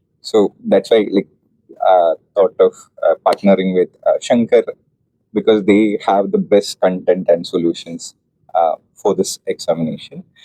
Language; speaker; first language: English; non-native, local second language; Malayalam